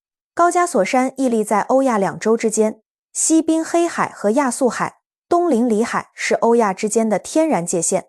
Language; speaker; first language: Chinese; native; Chinese